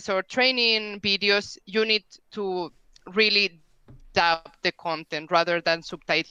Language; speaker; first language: English; non-native, fluent; Spanish